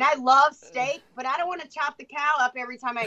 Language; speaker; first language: English; native; English